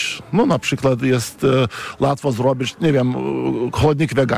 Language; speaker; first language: Polish; non-native, fluent; Lithuanian